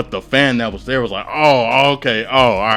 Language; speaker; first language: English; native; English